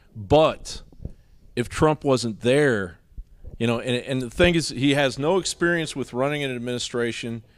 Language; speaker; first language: English; native; English